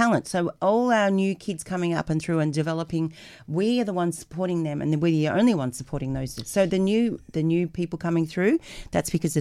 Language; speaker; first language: English; native; English